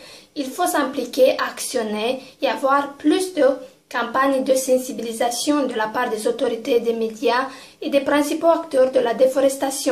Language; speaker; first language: French; non-native, learner; Romanian